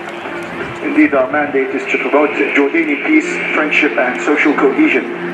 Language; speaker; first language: English; non-native, fluent; Arabic